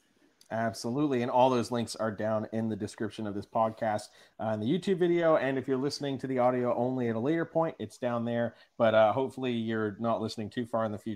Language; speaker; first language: English; native; English